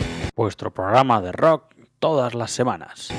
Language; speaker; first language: Spanish; native; Spanish